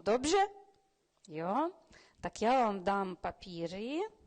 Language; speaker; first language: Czech; early bilingual, heritage; Ukrainian